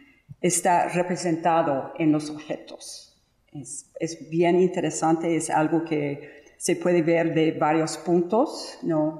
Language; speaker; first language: Spanish; non-native, fluent; English